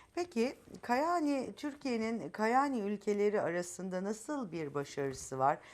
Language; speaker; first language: Turkish; native; Turkish